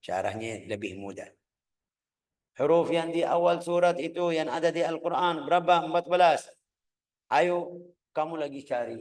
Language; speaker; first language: Indonesian; non-native, fluent; Arabic